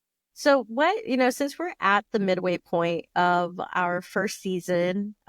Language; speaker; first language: English; native; English